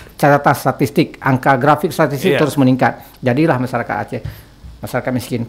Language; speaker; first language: Indonesian; non-native, local second language; Achinese